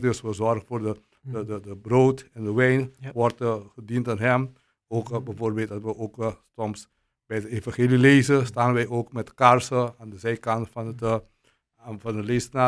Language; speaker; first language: Dutch; non-native, local second language; Papiamento